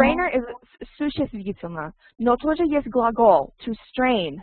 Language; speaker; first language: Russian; non-native, learner; English